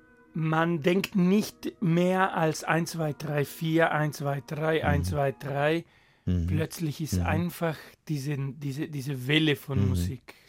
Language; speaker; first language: German; non-native, fluent; Spanish